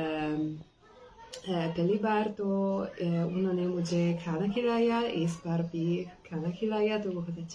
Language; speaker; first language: Hindi; non-native, fluent; Italian